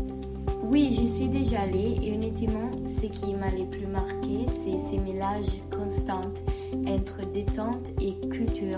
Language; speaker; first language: French; non-native, learner; Italian